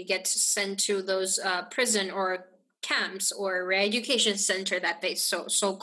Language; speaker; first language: English; non-native, fluent; Chinese